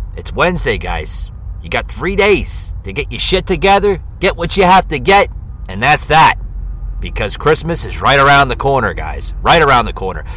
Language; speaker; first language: English; native; English